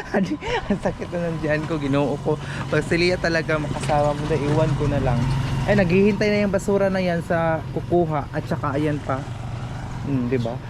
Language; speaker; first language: Filipino; non-native, local second language; Cebuano